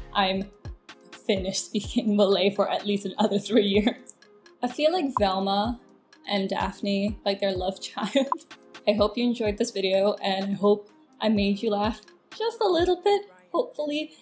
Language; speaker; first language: English; native; English